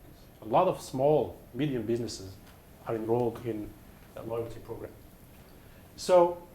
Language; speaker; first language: English; non-native, fluent; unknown